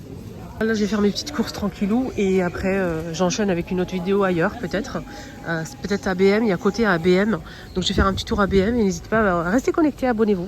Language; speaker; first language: French; native; French